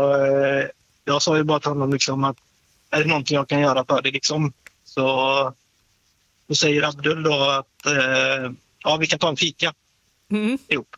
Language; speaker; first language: Swedish; native; Swedish